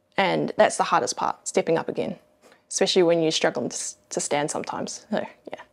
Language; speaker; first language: English; native; English